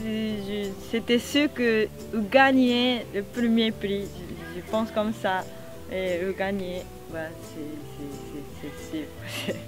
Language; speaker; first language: French; non-native, learner; Japanese